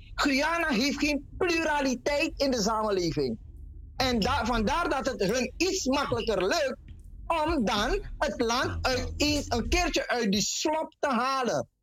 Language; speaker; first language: Dutch; native; Dutch